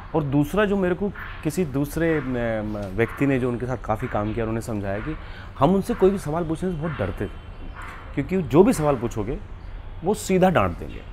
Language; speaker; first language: Hindi; native; Hindi